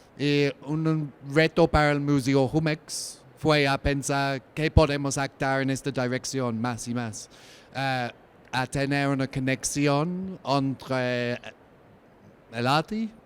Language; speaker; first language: Spanish; non-native, learner; English